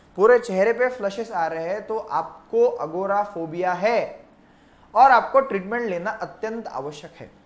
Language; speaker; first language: Hindi; non-native, local second language; Marathi